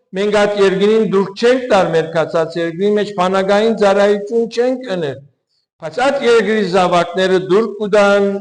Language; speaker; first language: Armenian; early bilingual, heritage; Armenian